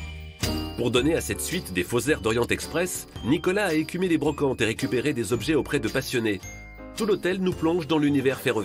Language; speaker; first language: French; native; French